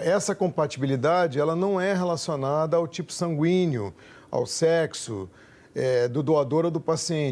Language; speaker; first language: Portuguese; native; Portuguese